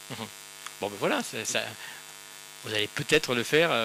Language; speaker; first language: French; native; French